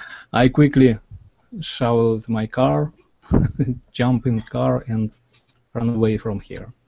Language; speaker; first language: English; non-native, learner; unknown